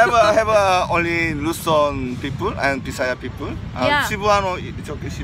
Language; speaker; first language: English; non-native, learner; Korean